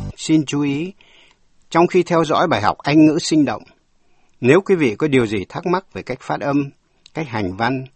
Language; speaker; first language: Vietnamese; native; Vietnamese